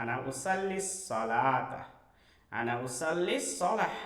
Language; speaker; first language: Arabic; non-native, fluent; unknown